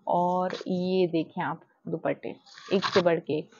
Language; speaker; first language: Hindi; non-native, local second language; Gujarati